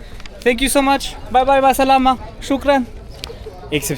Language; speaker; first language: English; non-native, learner; French